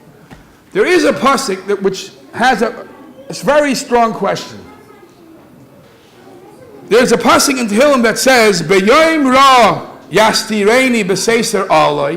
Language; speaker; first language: English; native; English